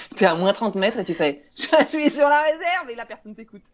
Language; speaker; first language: French; native; French